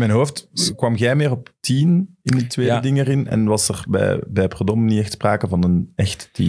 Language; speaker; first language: Dutch; native; Dutch